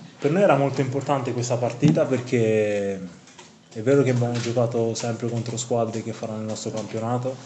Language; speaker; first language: Italian; non-native, fluent; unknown